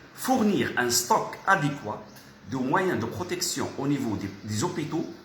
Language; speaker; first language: French; non-native, local second language; Arabic